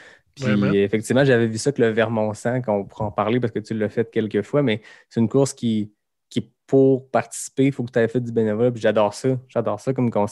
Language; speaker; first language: French; native; French